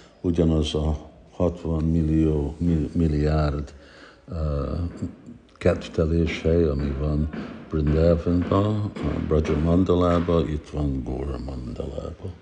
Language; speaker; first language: Hungarian; early bilingual, heritage; Hungarian